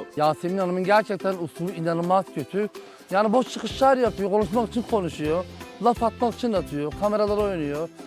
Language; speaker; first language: Turkish; native; Turkish